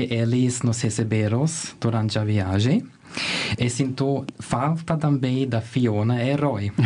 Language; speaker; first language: Portuguese; non-native, learner; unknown